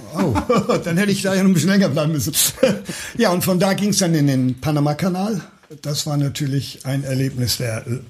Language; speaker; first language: German; native; German